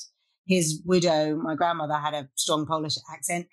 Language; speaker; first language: English; native; English